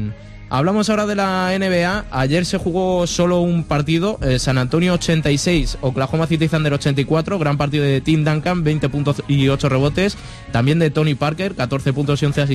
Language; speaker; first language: Spanish; native; Spanish